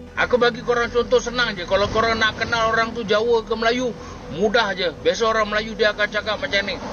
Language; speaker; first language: Malay; native; Malay